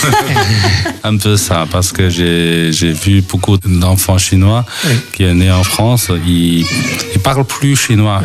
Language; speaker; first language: French; non-native, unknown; Chinese